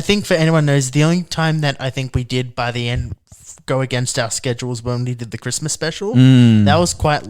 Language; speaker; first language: English; native; English